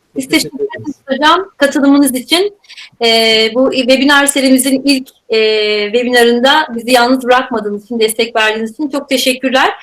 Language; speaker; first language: Turkish; native; Turkish